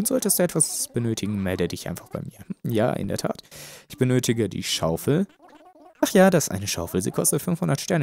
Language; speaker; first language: German; native; German